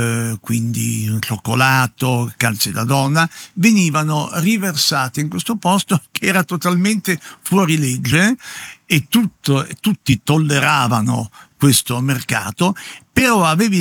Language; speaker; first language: Italian; native; Italian